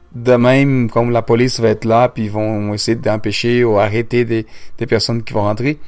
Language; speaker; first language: French; non-native, fluent; Portuguese